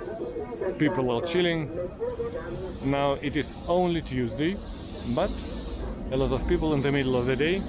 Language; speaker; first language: English; non-native, fluent; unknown